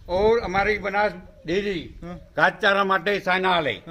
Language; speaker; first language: Hindi; non-native, local second language; Gujarati